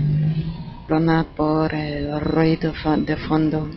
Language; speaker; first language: Spanish; non-native, learner; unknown